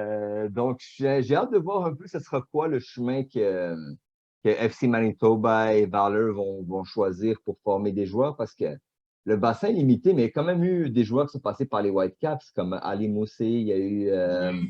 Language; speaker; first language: French; native; French